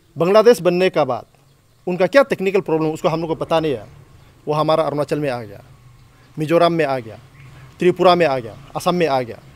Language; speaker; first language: Hindi; non-native, local second language; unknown